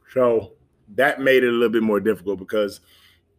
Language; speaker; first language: English; native; English